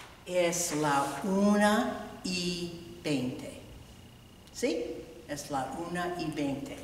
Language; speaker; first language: Spanish; non-native, fluent; English